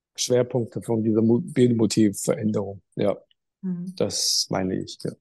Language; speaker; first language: German; non-native, learner; Chinese